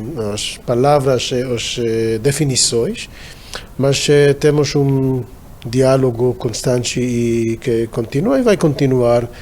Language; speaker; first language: Portuguese; non-native, fluent; Hebrew